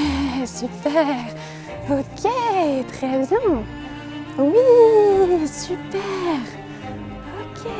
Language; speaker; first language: French; native; French